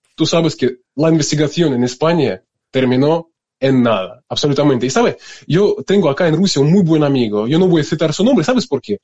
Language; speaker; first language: Spanish; non-native, fluent; Russian